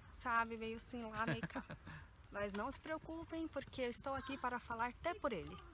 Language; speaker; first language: Portuguese; native; Portuguese